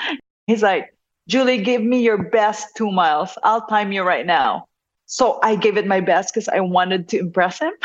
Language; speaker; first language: English; non-native, local second language; Hiligaynon